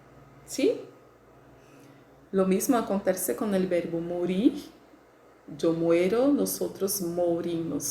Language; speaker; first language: Spanish; non-native, fluent; Portuguese